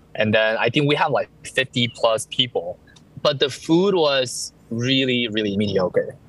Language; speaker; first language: English; early bilingual, other home language; Chinese